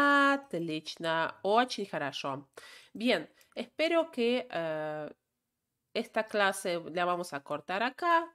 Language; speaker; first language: Spanish; non-native, fluent; Russian